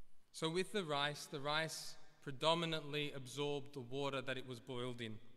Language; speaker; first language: English; early bilingual, other home language; Greek